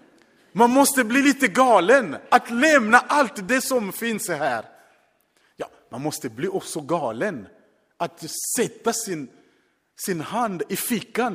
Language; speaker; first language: Swedish; non-native, fluent; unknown